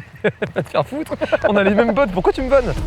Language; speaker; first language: French; native; French